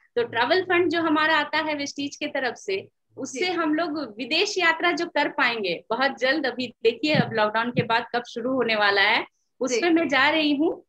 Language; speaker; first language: Hindi; native; Hindi